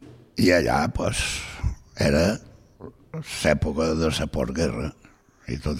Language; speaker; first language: Catalan; non-native, local second language; Galician